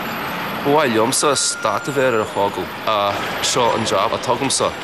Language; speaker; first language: Irish; non-native, fluent; English